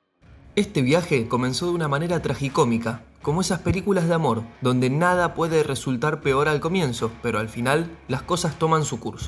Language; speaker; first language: Spanish; native; Spanish